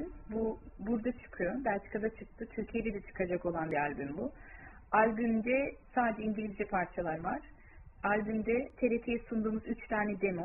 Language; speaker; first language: Turkish; early bilingual, heritage; Turkish